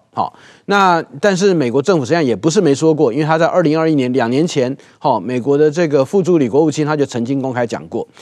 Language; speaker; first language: Chinese; native; Chinese